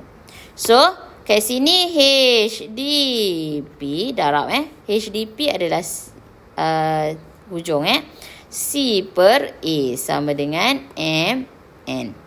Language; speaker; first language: Malay; native; Malay